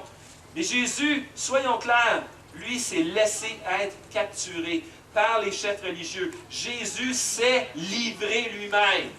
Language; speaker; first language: French; native; French